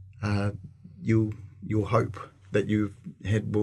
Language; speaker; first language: English; native; English